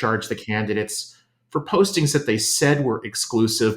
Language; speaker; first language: English; native; English